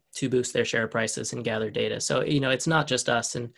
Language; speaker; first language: English; native; English